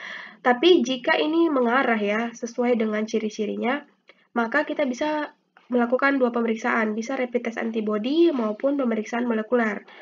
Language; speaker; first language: Indonesian; native; Indonesian